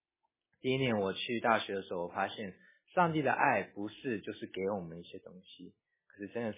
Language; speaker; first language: Chinese; early bilingual, heritage; English